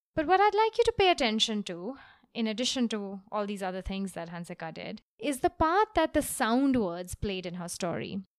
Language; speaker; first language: English; non-native, local second language; Hindi